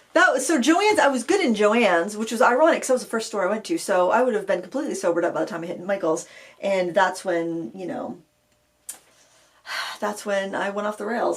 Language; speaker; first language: English; native; English